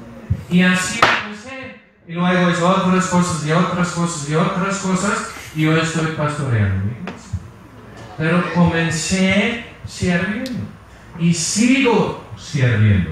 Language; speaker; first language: Spanish; non-native, fluent; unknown